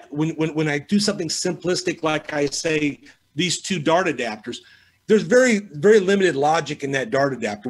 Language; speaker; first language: English; native; English